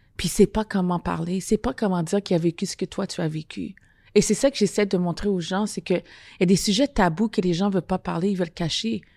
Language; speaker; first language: French; native; French